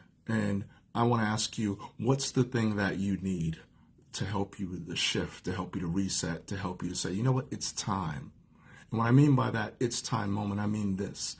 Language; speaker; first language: English; native; English